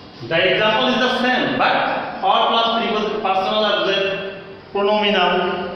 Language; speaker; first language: English; non-native, local second language; Bangla